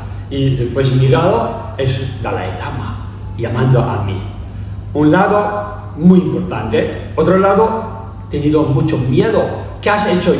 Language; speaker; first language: Spanish; non-native, learner; Tibetan